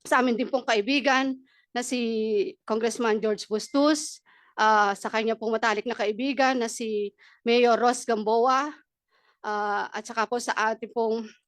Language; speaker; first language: Filipino; non-native, local second language; Pampanga